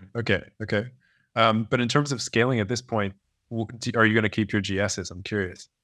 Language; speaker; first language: English; native; English